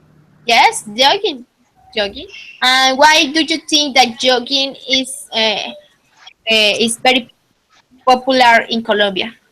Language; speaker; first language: English; non-native, fluent; Spanish